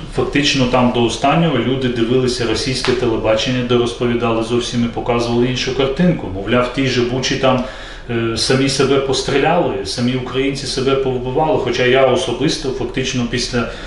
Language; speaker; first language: Ukrainian; non-native, local second language; Gagauz